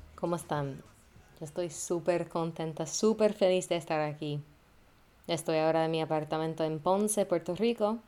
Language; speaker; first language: Spanish; non-native, fluent; English